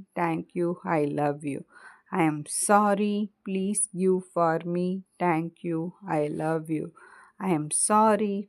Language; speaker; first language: English; non-native, learner; Tamil